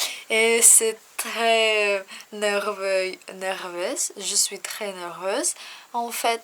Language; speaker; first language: French; non-native, learner; Russian